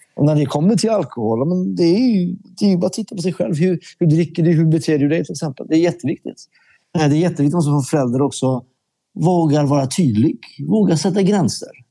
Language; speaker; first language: Swedish; early bilingual, other home language; Persian